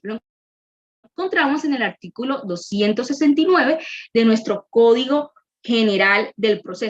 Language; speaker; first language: Spanish; native; Spanish